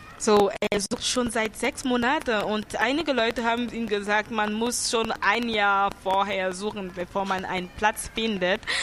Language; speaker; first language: German; non-native, fluent; French